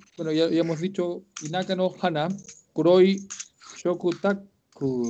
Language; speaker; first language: Spanish; native; Spanish